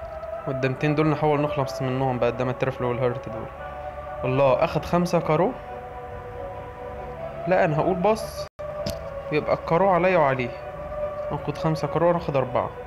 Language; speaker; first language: Arabic; native; Arabic